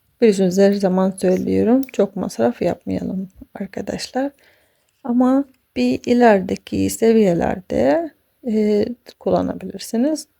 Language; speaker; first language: Turkish; non-native, fluent; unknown